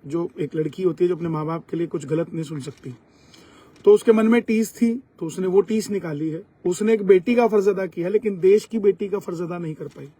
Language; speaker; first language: Hindi; native; Hindi